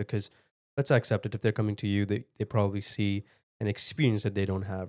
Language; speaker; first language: English; native; English